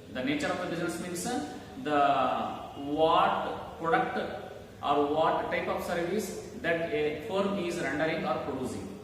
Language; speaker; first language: English; non-native, local second language; Kannada